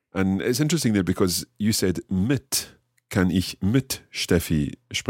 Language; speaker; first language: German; non-native, learner; English